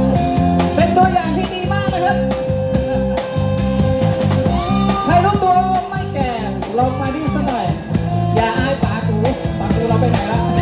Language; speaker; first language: Thai; native; Thai